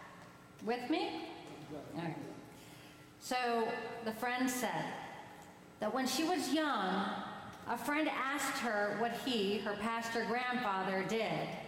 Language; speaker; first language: English; native; English